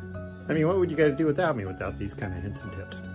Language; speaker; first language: English; native; English